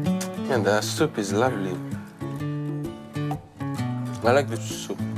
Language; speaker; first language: English; non-native, local second language; Fijian